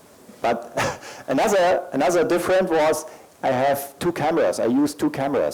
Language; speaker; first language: English; non-native, learner; German